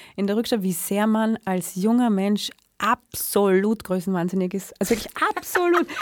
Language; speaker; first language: German; native; German